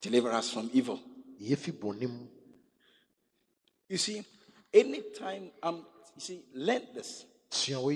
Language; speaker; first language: English; non-native, local second language; Ga